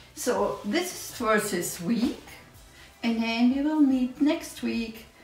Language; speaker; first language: English; non-native, fluent; German